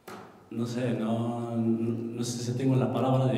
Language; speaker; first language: Spanish; non-native, fluent; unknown